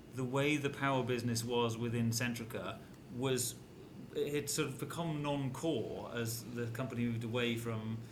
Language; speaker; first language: English; native; English